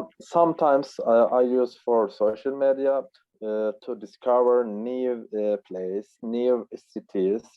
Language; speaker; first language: English; non-native, learner; Turkish